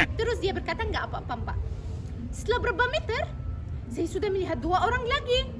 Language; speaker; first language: Indonesian; non-native, fluent; Arabic